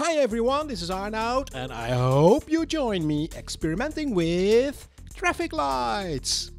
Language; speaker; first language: English; non-native, fluent; Dutch